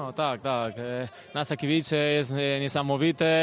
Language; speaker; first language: Polish; non-native, learner; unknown